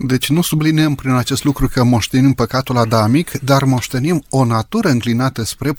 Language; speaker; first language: Romanian; native; Romanian